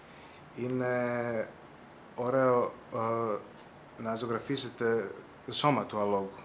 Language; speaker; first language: Greek; non-native, fluent; Serbian